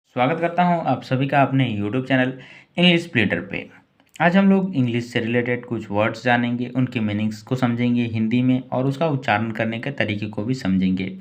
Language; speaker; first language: Hindi; native; Hindi